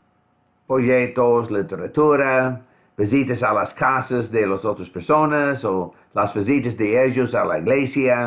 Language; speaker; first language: Spanish; non-native, fluent; English